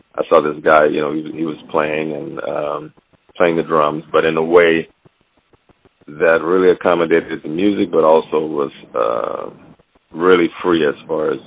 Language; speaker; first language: English; native; English